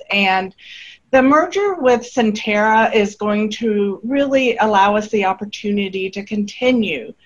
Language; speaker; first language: English; native; English